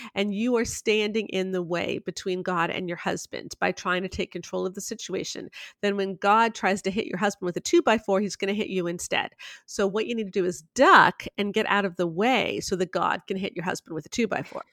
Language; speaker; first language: English; native; English